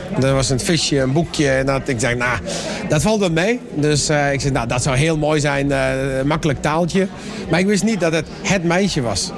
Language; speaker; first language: Dutch; early bilingual, other home language; Persian